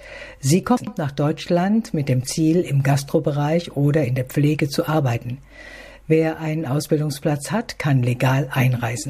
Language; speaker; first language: German; native; German